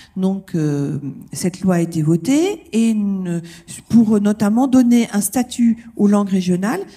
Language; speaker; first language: French; native; French